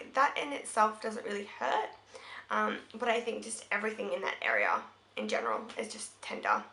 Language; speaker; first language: English; native; English